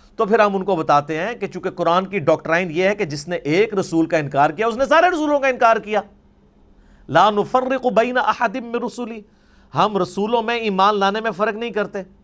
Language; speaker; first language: Urdu; non-native, local second language; Punjabi